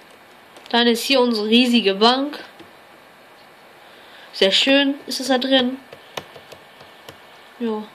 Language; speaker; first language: German; native; German